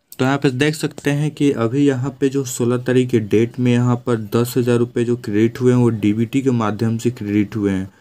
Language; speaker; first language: Hindi; native; Hindi